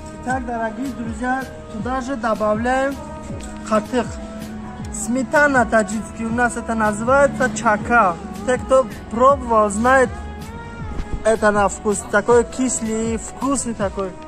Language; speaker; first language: Russian; non-native, local second language; Tajik